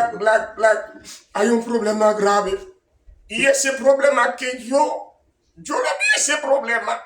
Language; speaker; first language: Spanish; non-native, learner; Haitian Creole